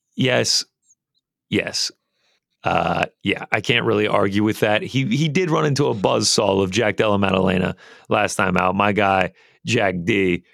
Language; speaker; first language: English; native; English